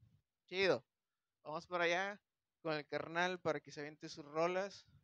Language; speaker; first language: Spanish; native; Spanish